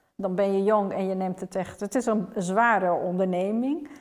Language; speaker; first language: Dutch; non-native, fluent; Persian